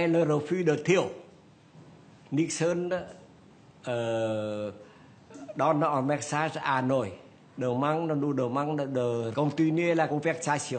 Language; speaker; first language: French; non-native, learner; Vietnamese